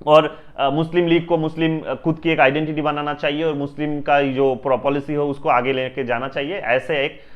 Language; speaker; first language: Hindi; non-native, local second language; Bangla